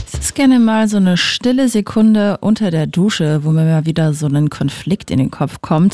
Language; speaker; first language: German; native; German